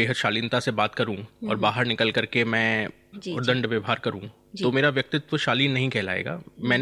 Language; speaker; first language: Hindi; native; Hindi